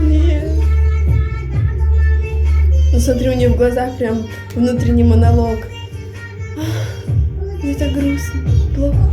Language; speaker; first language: Russian; native; Russian